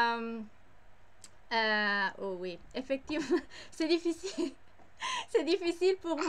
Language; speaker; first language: French; non-native, learner; English